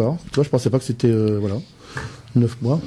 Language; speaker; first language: French; native; French